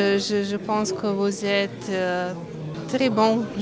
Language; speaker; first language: French; non-native, learner; Serbian